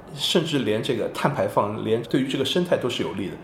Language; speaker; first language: Chinese; non-native, local second language; Wu Chinese